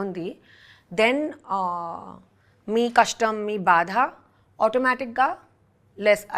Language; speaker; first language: Telugu; non-native, local second language; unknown